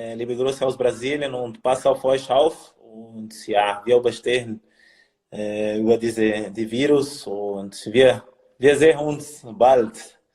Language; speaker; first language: German; non-native, learner; Portuguese